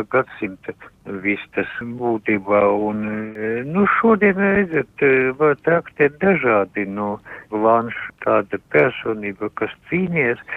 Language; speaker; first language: Latvian; non-native, local second language; Russian